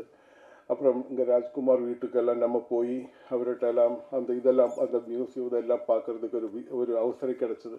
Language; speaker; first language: Tamil; non-native, learner; Malayalam